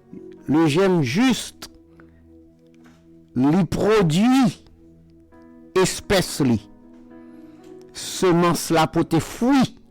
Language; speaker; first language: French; non-native, local second language; Haitian Creole